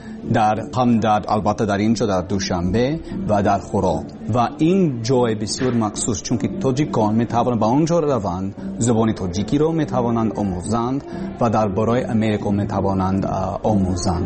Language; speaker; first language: Persian; non-native, learner; English